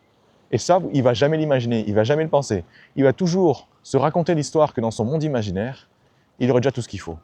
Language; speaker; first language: French; native; French